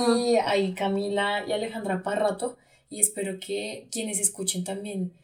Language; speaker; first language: Spanish; native; Spanish